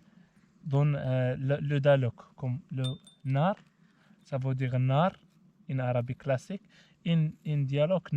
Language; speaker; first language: French; non-native, learner; Arabic